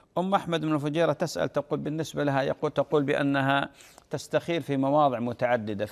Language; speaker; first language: Arabic; native; Arabic